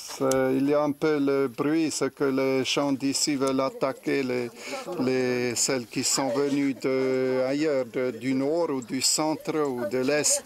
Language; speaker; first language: French; non-native, learner; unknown